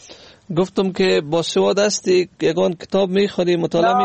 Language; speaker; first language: Persian; native; Persian